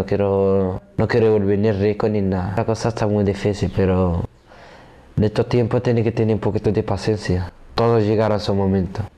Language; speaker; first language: Spanish; non-native, learner; Arabic